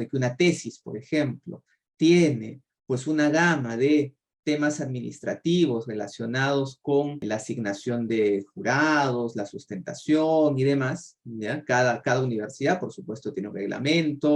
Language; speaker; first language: Spanish; native; Spanish